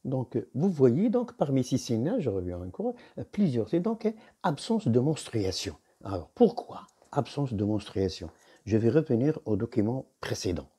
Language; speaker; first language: French; non-native, local second language; Arabic